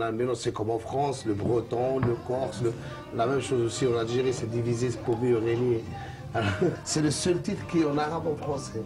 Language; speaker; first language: French; non-native, local second language; Arabic